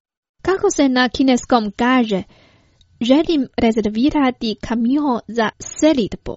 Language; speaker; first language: Croatian; non-native, fluent; Chinese